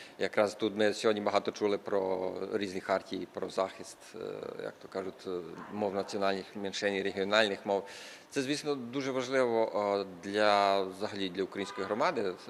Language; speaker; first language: Ukrainian; early bilingual, heritage; Ukrainian